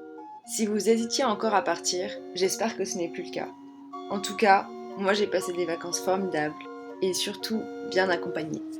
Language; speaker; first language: French; native; French